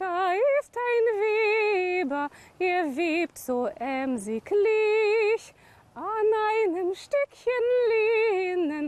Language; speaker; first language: German; native; German